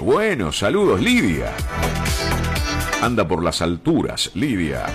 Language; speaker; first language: Spanish; native; Spanish